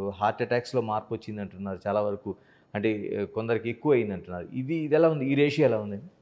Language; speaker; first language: Telugu; native; Telugu